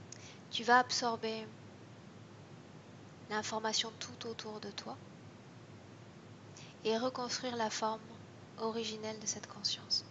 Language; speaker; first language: French; native; French